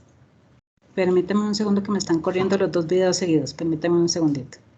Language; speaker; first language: Spanish; native; Spanish